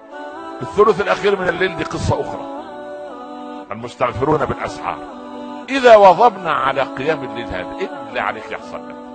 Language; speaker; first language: Arabic; native; Arabic